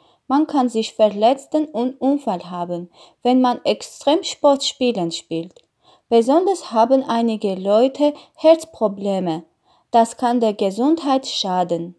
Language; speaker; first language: German; non-native, learner; Armenian